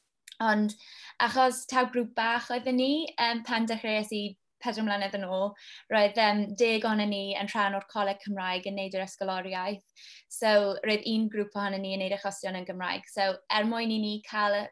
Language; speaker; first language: Welsh; non-native, local second language; English